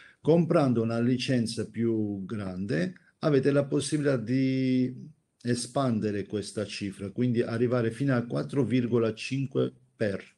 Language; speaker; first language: Italian; non-native, fluent; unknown